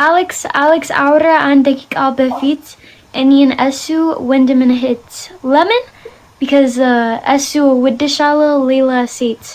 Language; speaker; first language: Amharic; early bilingual, heritage; Amharic